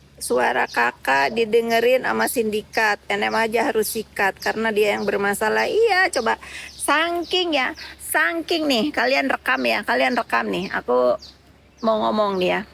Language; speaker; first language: Indonesian; native; Indonesian